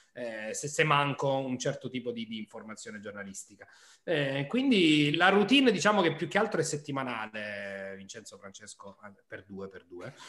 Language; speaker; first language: Italian; native; Italian